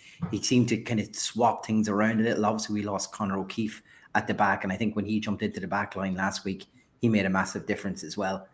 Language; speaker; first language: English; native; English